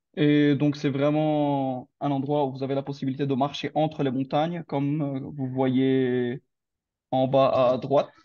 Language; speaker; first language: French; non-native, local second language; Arabic